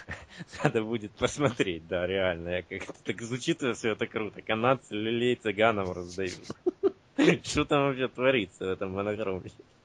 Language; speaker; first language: Russian; native; Russian